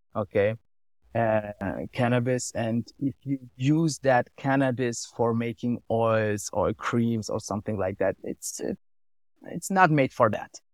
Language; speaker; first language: English; non-native, learner; German